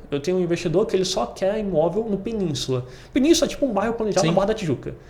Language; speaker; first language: Portuguese; native; Portuguese